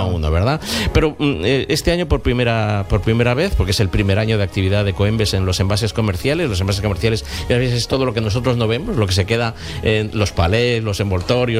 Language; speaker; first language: Spanish; native; Spanish